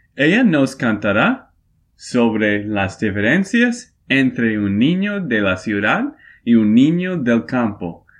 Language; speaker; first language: Spanish; non-native, fluent; English